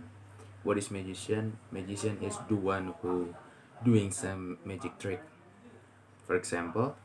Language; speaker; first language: English; non-native, learner; Indonesian